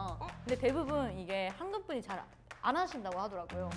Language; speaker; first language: Korean; native; Korean